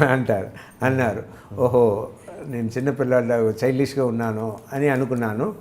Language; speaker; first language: Telugu; native; Telugu